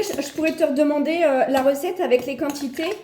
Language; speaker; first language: French; native; French